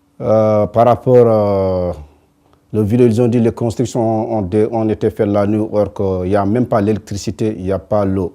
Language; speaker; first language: French; non-native, local second language; Wolof